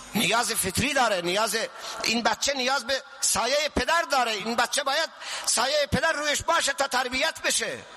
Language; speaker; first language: Persian; non-native, local second language; Baluchi